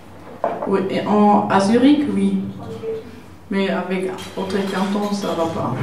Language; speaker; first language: French; non-native, learner; German